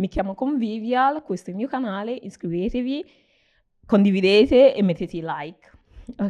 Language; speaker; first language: Italian; non-native, learner; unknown